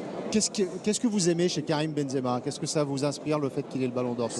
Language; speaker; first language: French; native; French